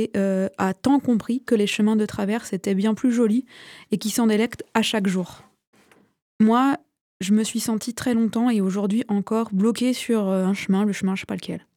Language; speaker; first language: French; native; French